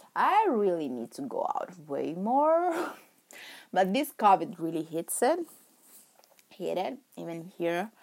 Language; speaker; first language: English; non-native, fluent; Italian